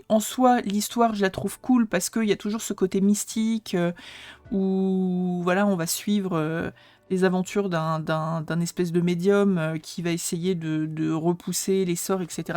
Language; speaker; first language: French; native; French